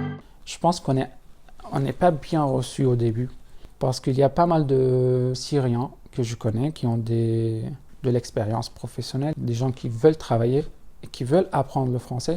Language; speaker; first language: French; non-native, fluent; Arabic